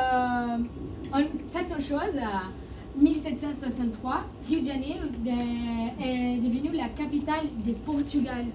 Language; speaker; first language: French; non-native, learner; Portuguese